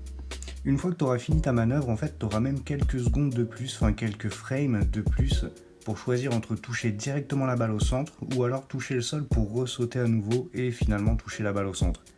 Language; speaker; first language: French; native; French